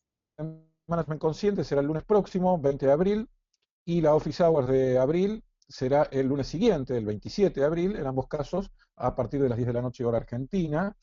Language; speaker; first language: Spanish; native; Spanish